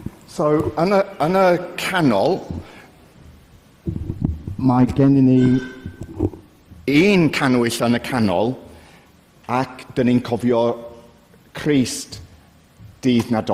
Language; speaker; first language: Welsh; non-native, fluent; English